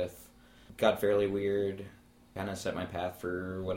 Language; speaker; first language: English; native; English